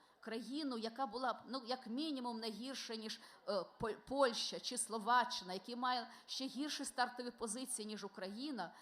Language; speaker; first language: Ukrainian; non-native, local second language; Russian